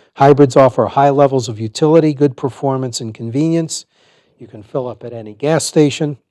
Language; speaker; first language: English; native; English